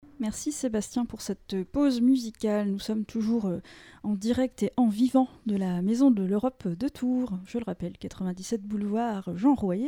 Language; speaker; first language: French; native; French